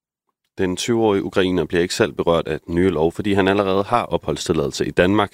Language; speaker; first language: Danish; native; Danish